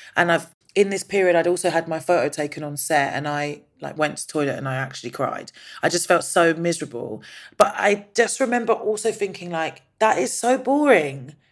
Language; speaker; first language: English; native; English